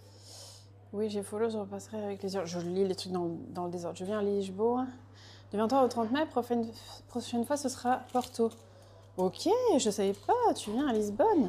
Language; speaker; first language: French; native; French